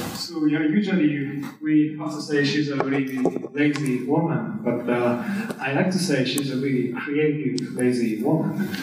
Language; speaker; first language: English; non-native, fluent; Japanese